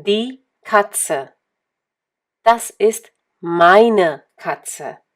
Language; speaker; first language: German; non-native, fluent; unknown